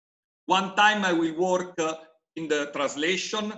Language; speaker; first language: English; non-native, fluent; Italian